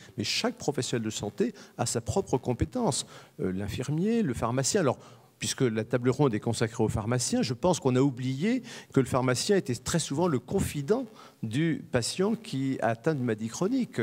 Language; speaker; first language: French; native; French